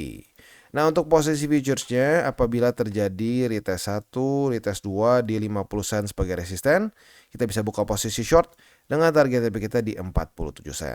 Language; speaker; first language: Indonesian; native; Indonesian